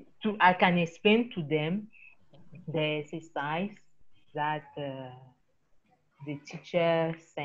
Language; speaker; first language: English; non-native, learner; French